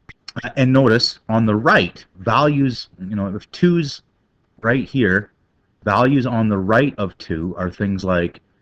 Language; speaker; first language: English; native; English